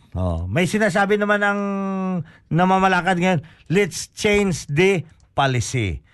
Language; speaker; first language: Filipino; non-native, local second language; Hiligaynon